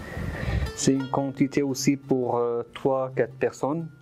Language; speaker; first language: French; non-native, fluent; Arabic